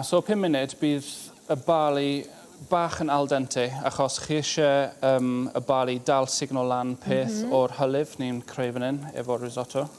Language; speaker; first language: Welsh; native; Welsh